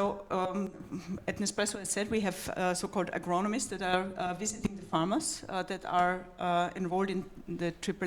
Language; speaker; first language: English; non-native, fluent; German